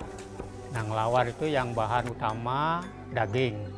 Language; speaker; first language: Indonesian; native; Indonesian